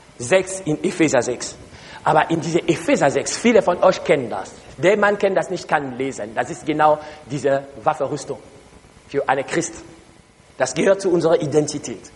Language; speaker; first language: German; non-native, learner; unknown